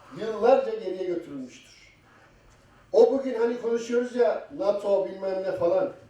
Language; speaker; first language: Turkish; native; Turkish